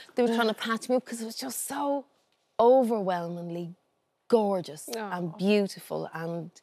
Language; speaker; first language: English; native; English